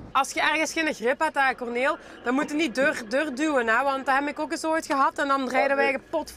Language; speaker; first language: Dutch; native; Dutch